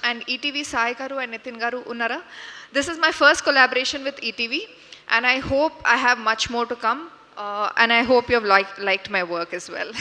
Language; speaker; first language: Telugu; non-native, local second language; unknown